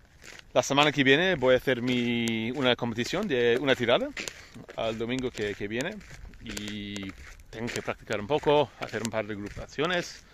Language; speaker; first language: Spanish; non-native, fluent; English